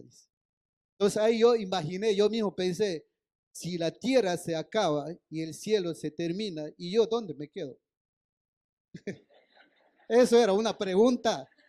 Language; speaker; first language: Spanish; non-native, local second language; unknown